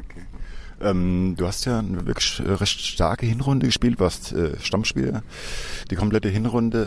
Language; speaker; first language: German; native; German